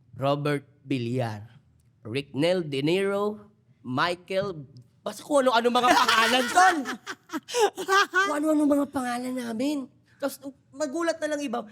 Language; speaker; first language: Filipino; non-native, local second language; Cebuano